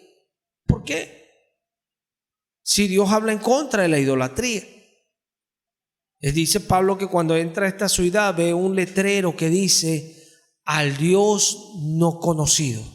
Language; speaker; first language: Spanish; native; Spanish